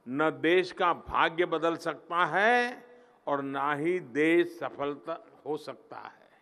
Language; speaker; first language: Hindi; native; Hindi